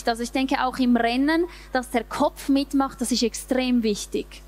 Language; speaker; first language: German; native; German